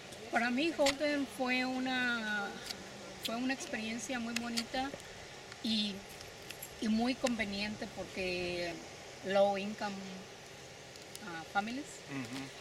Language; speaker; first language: Spanish; native; Spanish